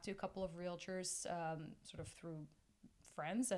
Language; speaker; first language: English; non-native, fluent; Russian